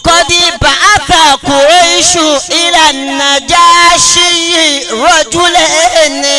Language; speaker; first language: Arabic; non-native, fluent; Yoruba